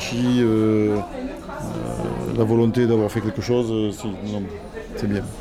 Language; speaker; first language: French; native; French